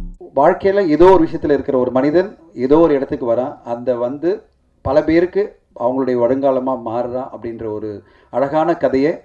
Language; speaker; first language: Tamil; native; Tamil